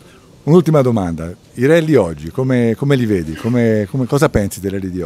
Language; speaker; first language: Italian; native; Italian